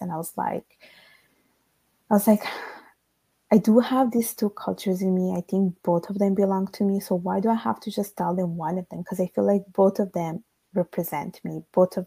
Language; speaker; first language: English; non-native, fluent; Italian